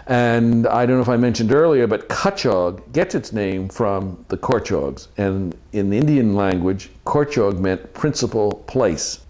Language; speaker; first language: English; native; English